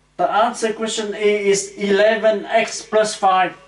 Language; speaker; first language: English; non-native, learner; Vietnamese